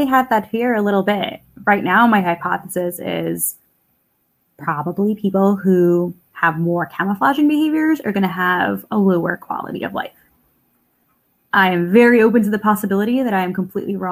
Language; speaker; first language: English; early bilingual, other home language; Russian